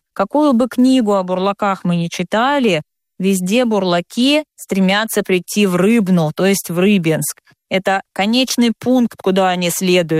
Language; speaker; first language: Russian; native; Russian